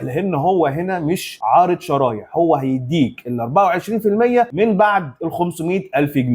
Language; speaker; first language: Arabic; native; Arabic